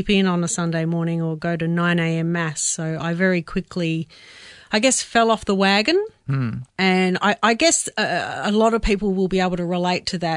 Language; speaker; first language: English; native; English